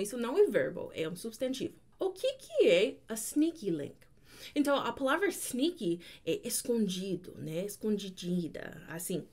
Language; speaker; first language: Portuguese; non-native, fluent; English